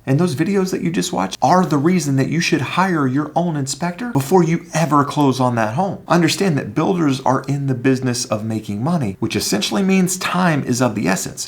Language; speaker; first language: English; native; English